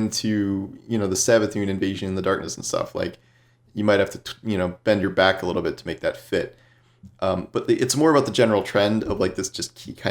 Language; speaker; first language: English; native; English